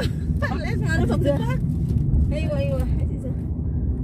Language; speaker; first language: Arabic; non-native, learner; Filipino